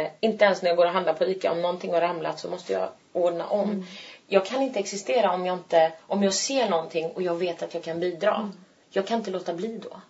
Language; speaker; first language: Swedish; early bilingual, other home language; Turkish